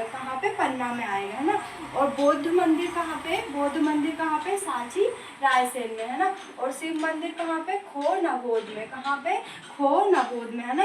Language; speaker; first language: Hindi; native; Hindi